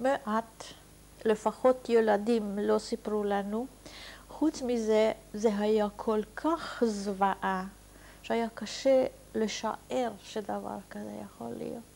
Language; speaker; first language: Hebrew; non-native, fluent; Hungarian